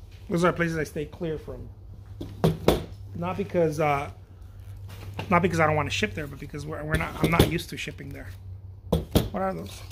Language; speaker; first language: English; non-native, fluent; Spanish